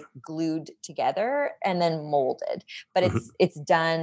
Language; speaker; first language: English; native; English